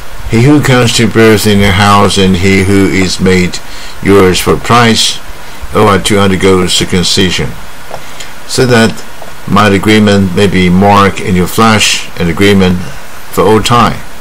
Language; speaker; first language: English; non-native, fluent; Chinese